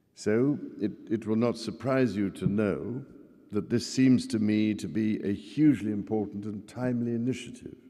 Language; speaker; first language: English; native; English